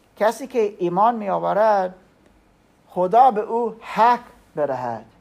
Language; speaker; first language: Persian; non-native, learner; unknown